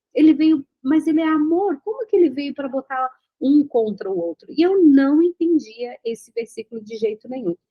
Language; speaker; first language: Portuguese; native; Portuguese